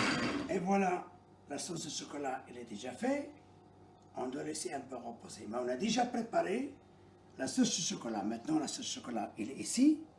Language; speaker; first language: French; non-native, local second language; Arabic